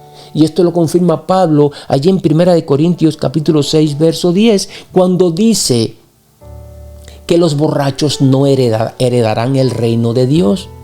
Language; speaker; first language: Spanish; native; Spanish